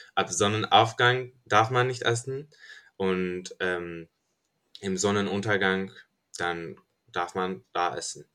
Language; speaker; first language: German; non-native, fluent; Turkish